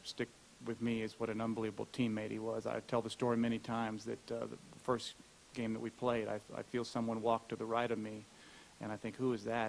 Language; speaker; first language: English; native; English